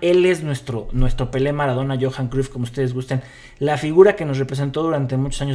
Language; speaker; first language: Spanish; native; Spanish